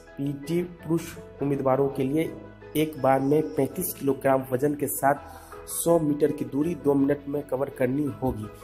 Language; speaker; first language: Hindi; native; Hindi